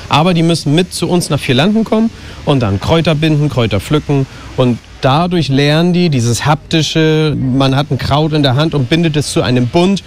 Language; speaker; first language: German; native; German